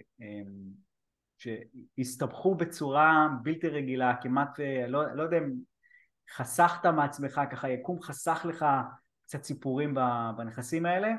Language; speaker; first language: Hebrew; native; Hebrew